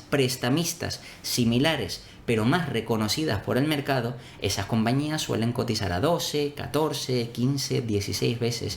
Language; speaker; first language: Spanish; native; Spanish